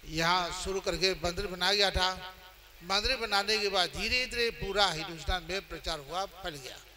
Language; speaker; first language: Hindi; non-native, fluent; Burmese